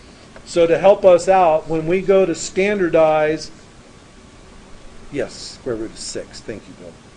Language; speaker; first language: English; native; English